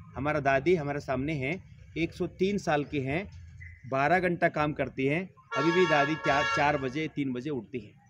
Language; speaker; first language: Hindi; non-native, local second language; Kannada